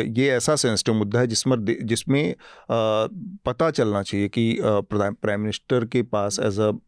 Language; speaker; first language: Hindi; native; Hindi